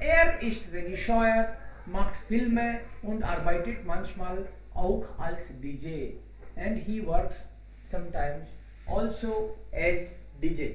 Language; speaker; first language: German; non-native, fluent; Hindi